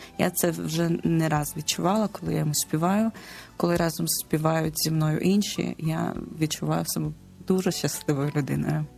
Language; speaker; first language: Ukrainian; non-native, local second language; Russian